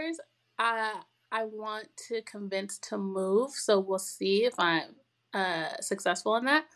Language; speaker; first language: English; native; English